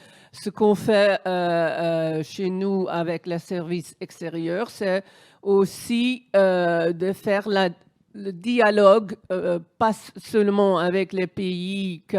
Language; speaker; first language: French; non-native, fluent; Dutch